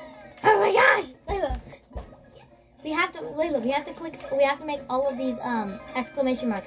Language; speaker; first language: English; native; English